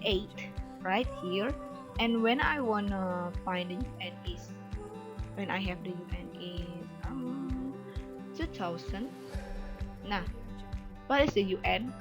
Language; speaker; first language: English; non-native, learner; Indonesian